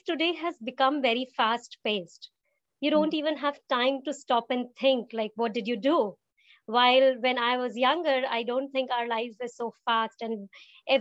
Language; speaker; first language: English; non-native, local second language; Hindi